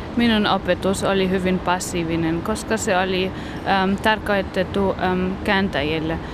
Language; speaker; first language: Finnish; non-native, learner; German